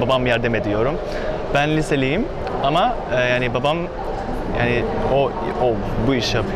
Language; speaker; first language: Turkish; non-native, learner; Arabic